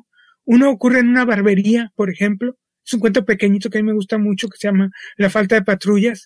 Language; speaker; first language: Spanish; native; Spanish